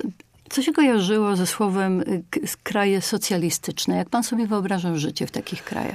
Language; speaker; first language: Polish; native; Polish